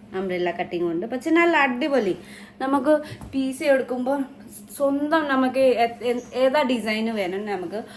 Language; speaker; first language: Malayalam; native; Malayalam